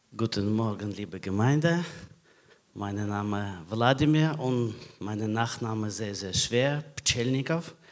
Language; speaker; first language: German; non-native, learner; Russian